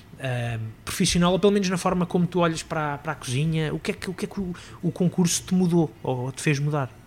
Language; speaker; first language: Portuguese; native; Portuguese